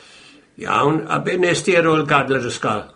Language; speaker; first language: Welsh; native; Welsh